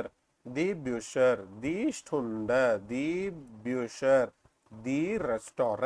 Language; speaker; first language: German; non-native, learner; Tamil